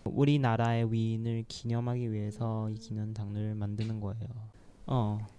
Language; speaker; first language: Korean; non-native, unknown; Chinese